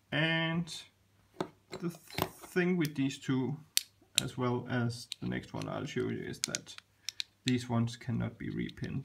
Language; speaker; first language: English; non-native, fluent; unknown